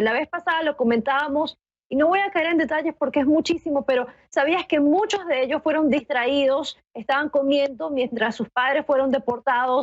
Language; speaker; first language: Spanish; native; Spanish